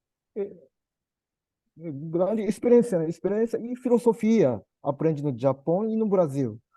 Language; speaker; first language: Portuguese; non-native, learner; Japanese